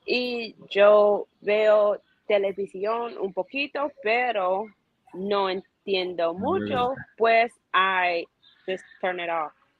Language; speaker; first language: Spanish; non-native, learner; English